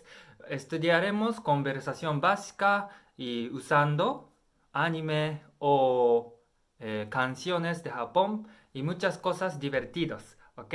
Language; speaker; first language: Spanish; non-native, learner; Japanese